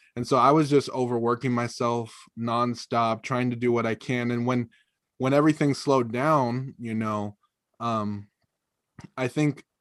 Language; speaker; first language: English; native; English